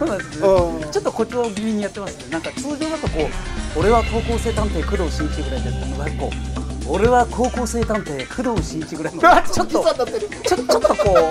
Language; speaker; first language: Japanese; native; Japanese